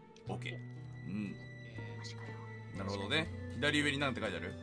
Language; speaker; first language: Japanese; native; Japanese